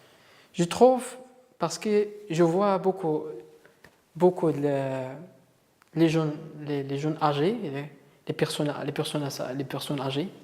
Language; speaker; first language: French; non-native, learner; Arabic